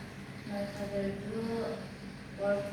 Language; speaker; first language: English; non-native, learner; Indonesian